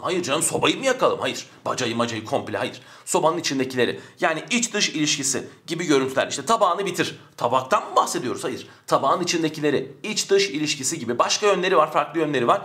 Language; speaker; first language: Turkish; native; Turkish